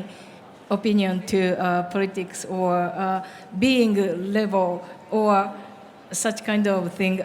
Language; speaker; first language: English; non-native, learner; Japanese